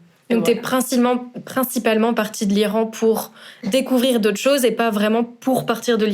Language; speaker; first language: French; native; French